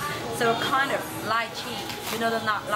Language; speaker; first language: English; non-native, learner; Vietnamese